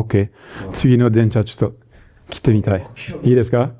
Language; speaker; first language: Japanese; non-native, learner; French